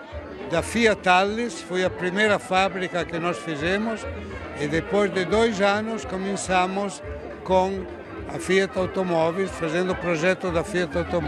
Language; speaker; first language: Portuguese; non-native, fluent; Italian